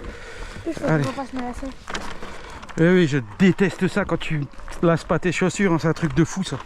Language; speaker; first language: French; native; French